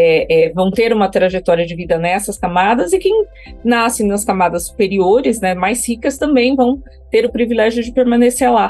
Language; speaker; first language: Portuguese; native; Portuguese